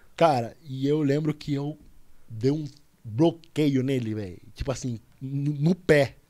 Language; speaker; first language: Portuguese; non-native, fluent; Spanish